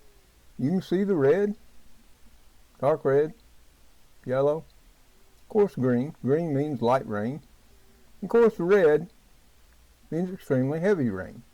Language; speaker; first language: English; native; English